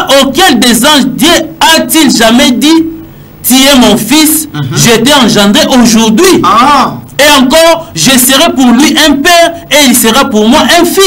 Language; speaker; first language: French; non-native, local second language; Lingala